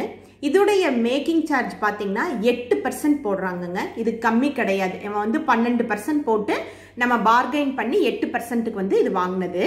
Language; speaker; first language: Tamil; native; Tamil